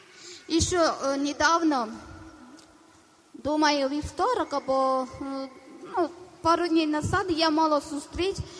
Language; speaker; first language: Ukrainian; non-native, learner; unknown